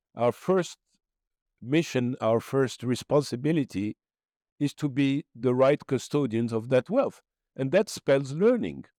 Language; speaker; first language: English; non-native, fluent; Arabic